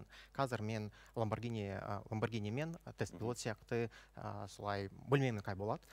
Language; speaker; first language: Kazakh; non-native, local second language; Russian